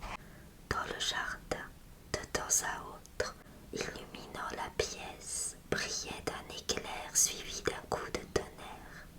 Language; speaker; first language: French; native; French